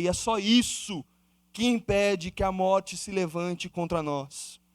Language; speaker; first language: Portuguese; native; Portuguese